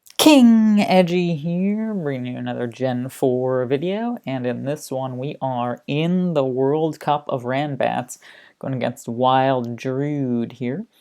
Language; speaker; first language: English; native; English